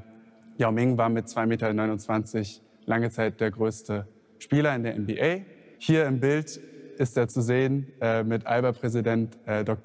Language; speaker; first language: German; native; German